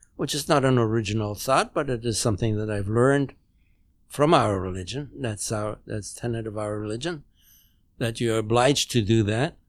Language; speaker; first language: English; non-native, fluent; German